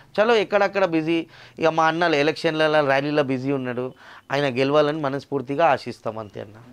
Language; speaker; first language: Telugu; non-native, local second language; Urdu